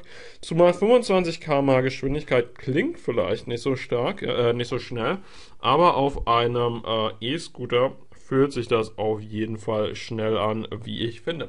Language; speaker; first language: German; native; German